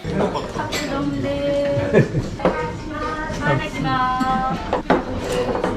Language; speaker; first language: Japanese; native; Japanese